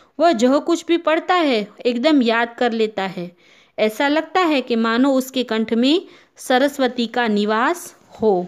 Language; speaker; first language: Hindi; non-native, local second language; Gujarati